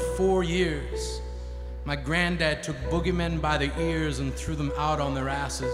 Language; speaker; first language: English; native; English